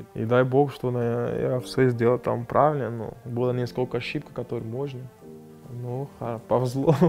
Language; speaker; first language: Russian; non-native, fluent; Portuguese